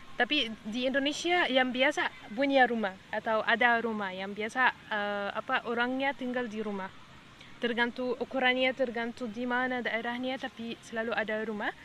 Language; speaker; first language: Indonesian; non-native, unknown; Arabic